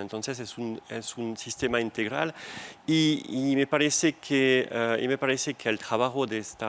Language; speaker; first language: Spanish; non-native, fluent; French